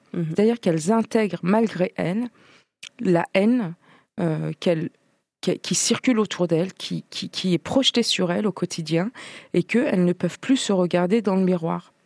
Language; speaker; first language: French; native; French